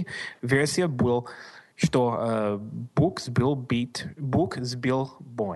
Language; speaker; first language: Russian; non-native, learner; English